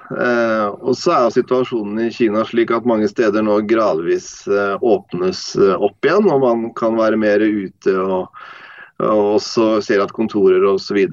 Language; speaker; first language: Norwegian; non-native, fluent; English